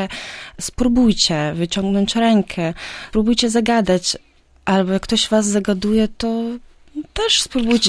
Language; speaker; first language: Polish; non-native, fluent; Ukrainian